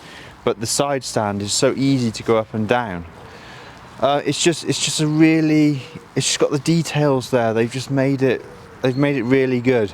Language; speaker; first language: English; native; English